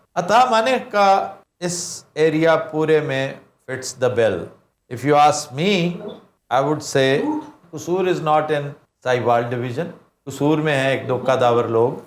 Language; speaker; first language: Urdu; non-native, local second language; Punjabi